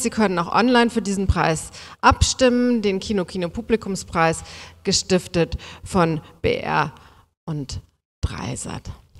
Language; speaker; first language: German; native; German